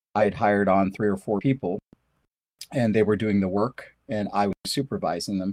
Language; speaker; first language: English; early bilingual, other home language; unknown